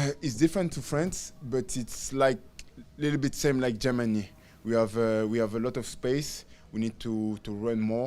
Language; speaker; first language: English; non-native, learner; French